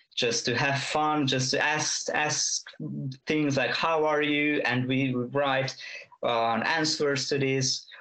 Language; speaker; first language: English; non-native, fluent; Hungarian